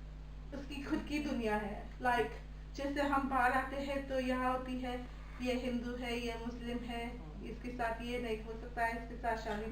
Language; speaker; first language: Hindi; early bilingual, heritage; Hindi